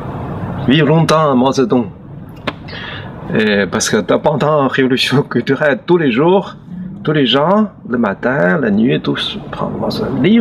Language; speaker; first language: French; non-native, learner; Chinese